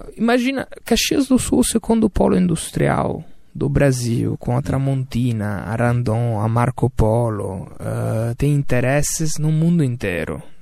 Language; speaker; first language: Portuguese; non-native, fluent; Italian